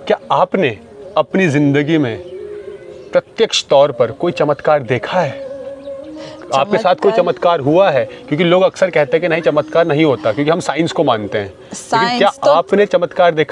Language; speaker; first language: Hindi; native; Hindi